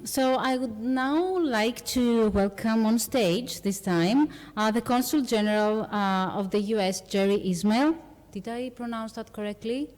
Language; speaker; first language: English; non-native, fluent; Greek